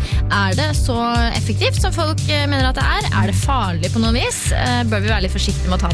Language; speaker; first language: Norwegian; native; Norwegian